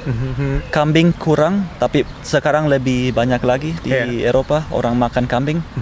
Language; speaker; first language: Indonesian; early bilingual, heritage; Indonesian